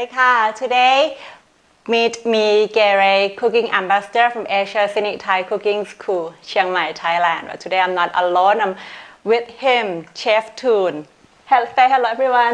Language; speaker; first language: English; non-native, local second language; Thai